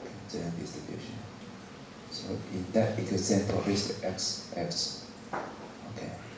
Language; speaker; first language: English; non-native, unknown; Chinese